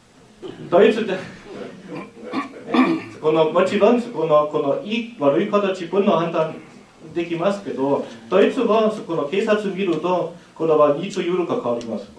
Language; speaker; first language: Japanese; non-native, learner; German